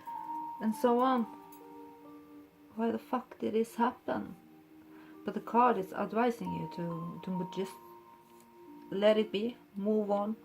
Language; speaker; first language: English; non-native, fluent; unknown